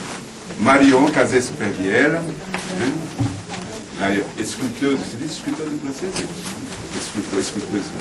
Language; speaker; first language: French; non-native, fluent; Portuguese